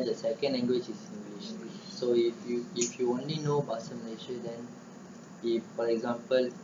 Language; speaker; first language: English; non-native, learner; Malay